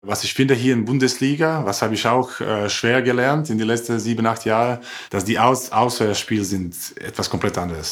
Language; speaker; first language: German; non-native, learner; Croatian